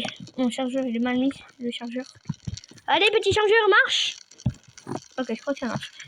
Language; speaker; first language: French; native; French